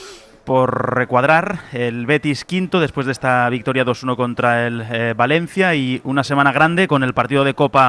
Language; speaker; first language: Spanish; native; Spanish